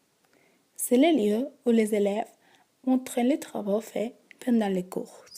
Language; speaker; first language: French; non-native, learner; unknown